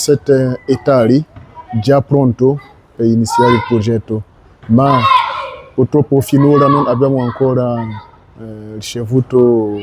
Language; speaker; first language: Italian; non-native, learner; French